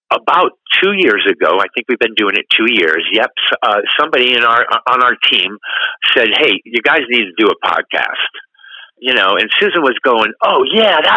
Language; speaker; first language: English; native; English